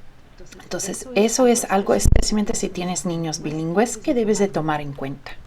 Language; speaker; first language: Spanish; early bilingual, heritage; Spanish